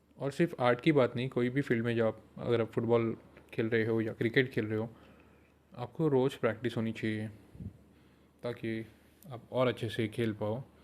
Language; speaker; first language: Hindi; non-native, local second language; Marathi